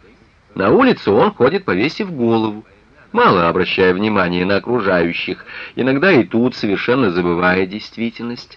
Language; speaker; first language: Russian; native; Russian